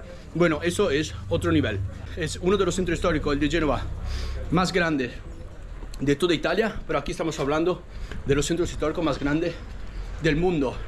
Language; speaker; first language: Spanish; non-native, fluent; Italian